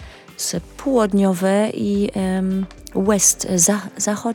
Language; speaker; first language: Polish; non-native, learner; French